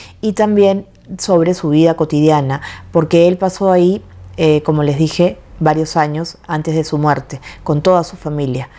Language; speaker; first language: Spanish; native; Spanish